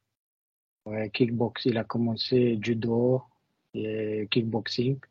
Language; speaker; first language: French; non-native, learner; Russian